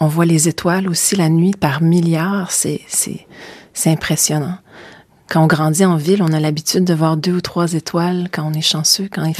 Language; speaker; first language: French; native; French